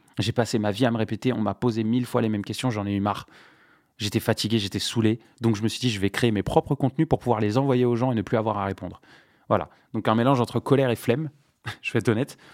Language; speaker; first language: French; non-native, local second language; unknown